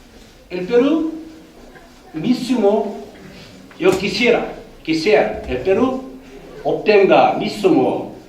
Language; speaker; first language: Spanish; non-native, learner; Korean